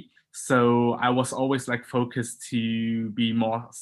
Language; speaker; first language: English; non-native, fluent; German